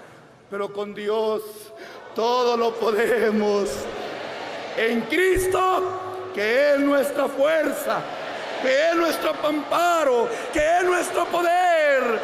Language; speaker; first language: Spanish; native; Spanish